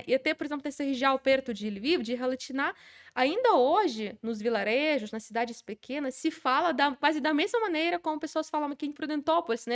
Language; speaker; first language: Portuguese; non-native, fluent; Ukrainian